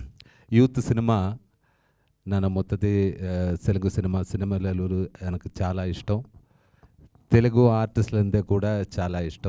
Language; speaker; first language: Telugu; non-native, learner; Malayalam